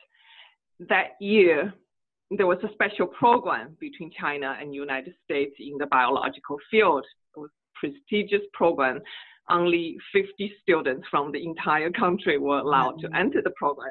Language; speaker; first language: English; non-native, fluent; Chinese